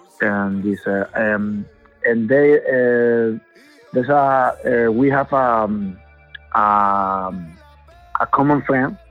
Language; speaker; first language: English; non-native, learner; Spanish